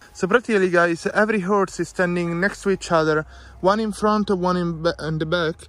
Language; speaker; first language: English; non-native, fluent; Italian